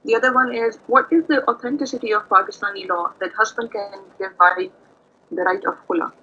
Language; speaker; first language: English; non-native, local second language; Urdu